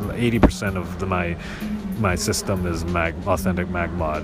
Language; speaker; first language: English; non-native, local second language; Cantonese